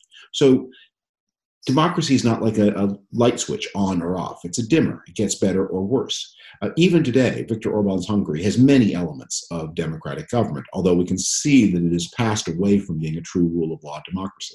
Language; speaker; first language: English; native; English